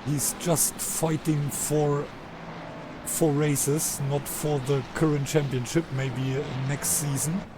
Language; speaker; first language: English; non-native, fluent; German